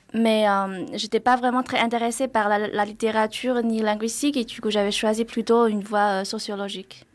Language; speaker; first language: French; non-native, fluent; Chinese